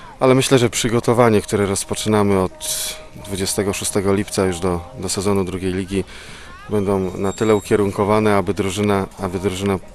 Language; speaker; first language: Polish; native; Polish